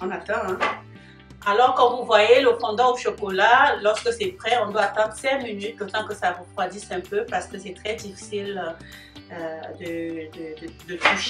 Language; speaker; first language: French; native; French